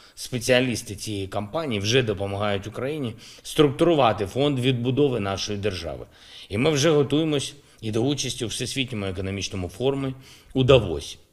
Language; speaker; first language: Ukrainian; non-native, local second language; Russian